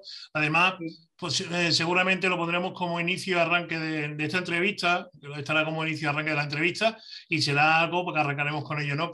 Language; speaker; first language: Spanish; native; Spanish